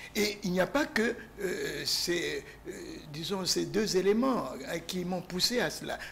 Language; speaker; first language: French; non-native, local second language; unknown